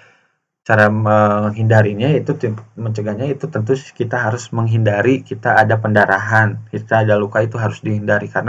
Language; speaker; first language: Indonesian; native; Indonesian